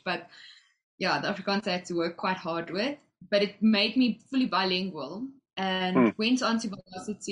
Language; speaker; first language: English; native; English